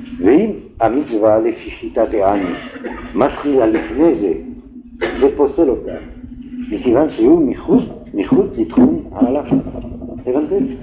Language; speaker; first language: Hebrew; non-native, fluent; French